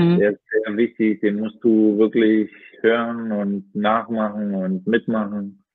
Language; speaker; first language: German; native; German